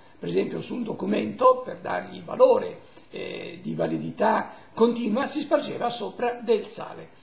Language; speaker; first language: Italian; native; Italian